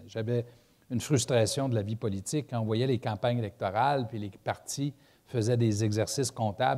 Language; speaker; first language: French; native; French